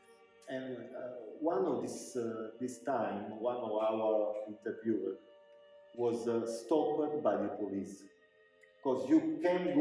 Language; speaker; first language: English; non-native, local second language; Italian